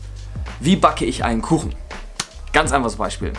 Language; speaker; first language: German; native; German